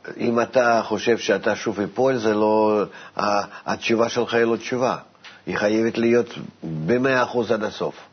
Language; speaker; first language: Hebrew; non-native, fluent; Russian